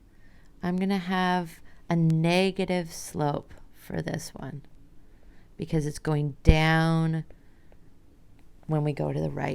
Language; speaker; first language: English; native; English